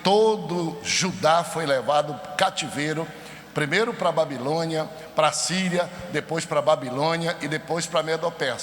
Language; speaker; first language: Portuguese; native; Portuguese